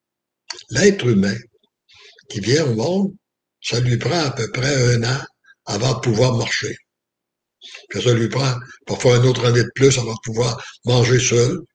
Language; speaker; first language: French; native; French